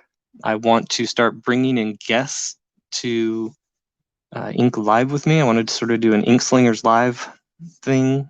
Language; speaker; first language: English; native; English